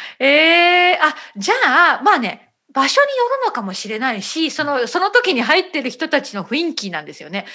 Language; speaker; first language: Japanese; native; Japanese